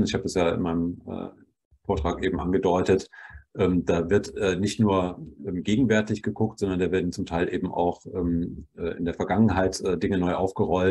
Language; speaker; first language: German; native; German